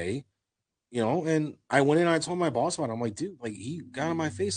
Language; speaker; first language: English; native; English